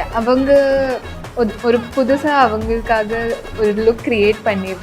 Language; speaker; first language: Tamil; non-native, fluent; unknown